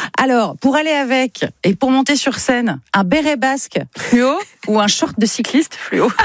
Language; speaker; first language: French; native; French